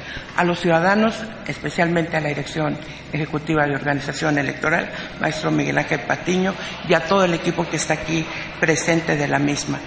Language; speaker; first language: Spanish; native; Spanish